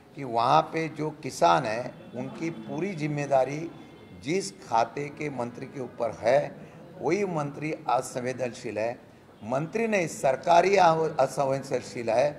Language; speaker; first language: Hindi; non-native, local second language; Marathi